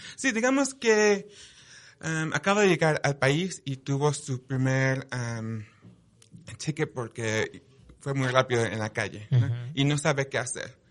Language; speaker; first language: Spanish; early bilingual, heritage; Spanish